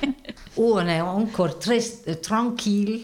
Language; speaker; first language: French; non-native, fluent; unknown